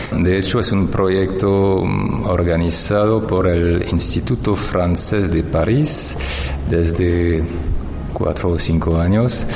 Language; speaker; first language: Spanish; non-native, fluent; French